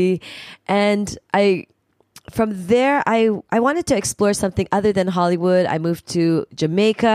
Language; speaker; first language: English; native; English